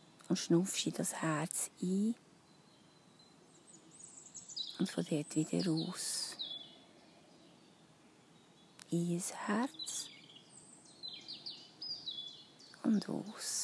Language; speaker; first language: German; native; German